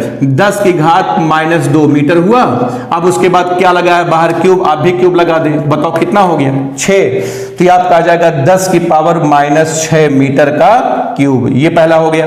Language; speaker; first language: Hindi; native; Hindi